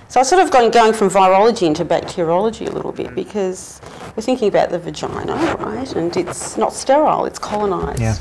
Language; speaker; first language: English; native; English